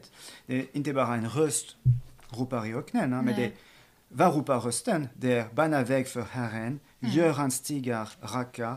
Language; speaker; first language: Swedish; non-native, fluent; French